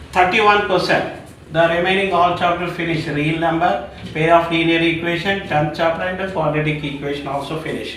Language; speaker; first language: English; non-native, local second language; Telugu